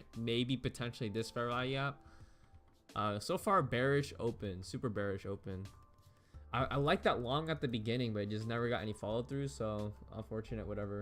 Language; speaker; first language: English; native; English